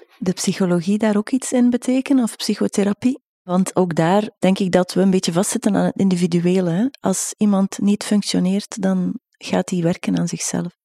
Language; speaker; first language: Dutch; native; Dutch